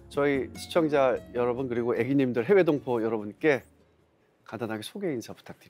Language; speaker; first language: Korean; native; Korean